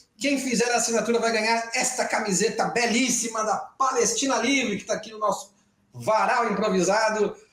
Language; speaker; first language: Portuguese; native; Portuguese